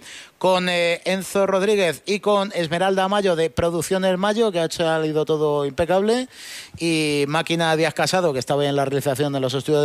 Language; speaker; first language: Spanish; native; Spanish